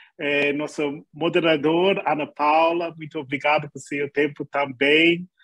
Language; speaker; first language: Portuguese; non-native, learner; English